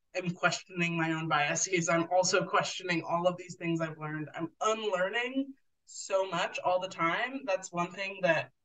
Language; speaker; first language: English; native; English